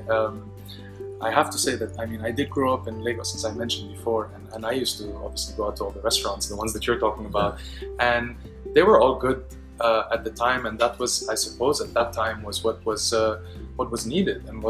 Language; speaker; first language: English; non-native, local second language; Arabic